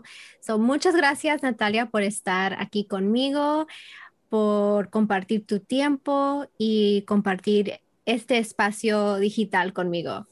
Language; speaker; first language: Spanish; early bilingual, heritage; English